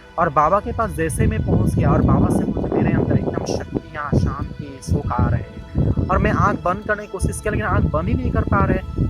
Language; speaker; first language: Hindi; non-native, local second language; Assamese